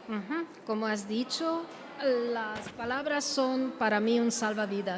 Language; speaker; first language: Spanish; non-native, fluent; Slovenian